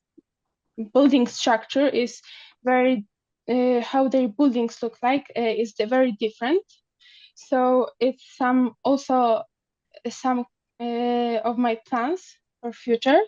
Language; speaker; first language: English; non-native, learner; Polish